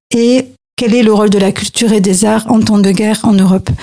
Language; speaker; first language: French; native; French